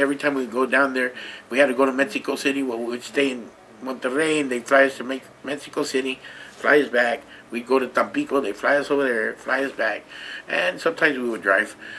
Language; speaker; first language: English; early bilingual, other home language; Spanish